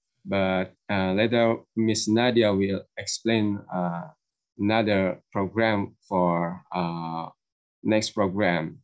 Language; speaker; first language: English; non-native, learner; Indonesian